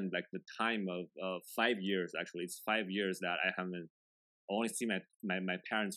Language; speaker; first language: English; non-native, fluent; Chinese